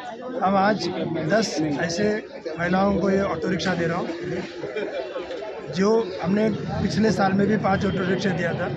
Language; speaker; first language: Hindi; non-native, local second language; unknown